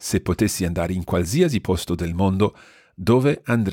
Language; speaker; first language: Italian; non-native, fluent; English